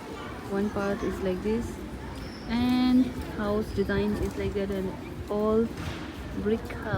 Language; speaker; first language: English; non-native, learner; Tibetan